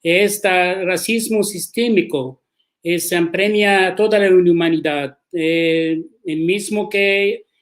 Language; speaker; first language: Spanish; non-native, learner; Arabic